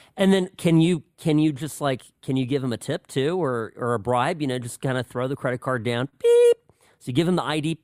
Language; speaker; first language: English; early bilingual, other home language; Czech